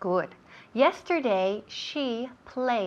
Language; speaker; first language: English; non-native, fluent; Spanish